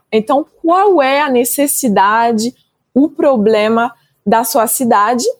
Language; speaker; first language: Portuguese; non-native, fluent; French